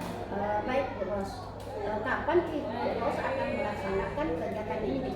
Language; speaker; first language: Indonesian; native; Indonesian